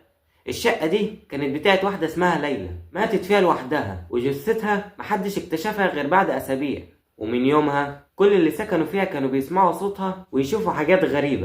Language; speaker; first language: Arabic; native; Arabic